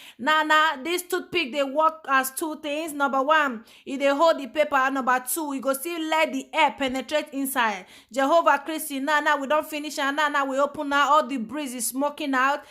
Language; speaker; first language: Nigerian Pidgin; native; Nigerian Pidgin